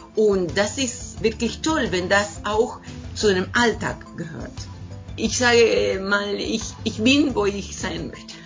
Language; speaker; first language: German; non-native, fluent; Spanish